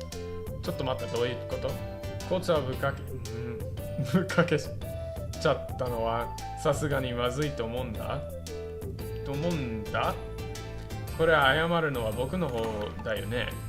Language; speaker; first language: Japanese; non-native, fluent; English